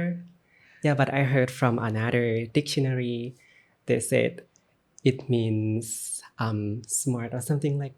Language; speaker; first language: English; non-native, learner; Thai